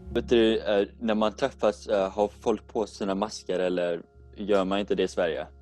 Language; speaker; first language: Swedish; non-native, learner; English